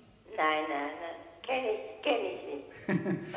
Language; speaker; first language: German; non-native, local second language; Hungarian